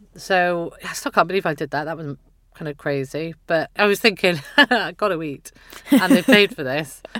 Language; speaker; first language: English; native; English